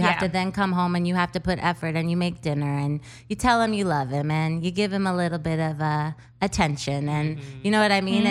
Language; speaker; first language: English; native; English